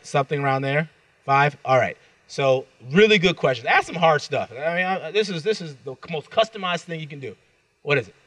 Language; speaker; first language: English; native; English